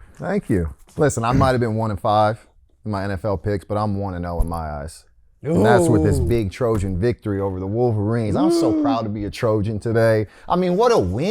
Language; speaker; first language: English; native; English